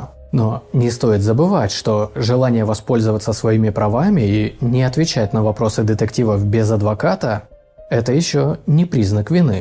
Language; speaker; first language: Russian; native; Russian